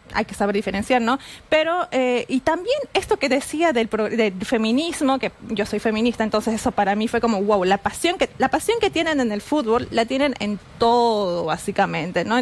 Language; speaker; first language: Spanish; native; Spanish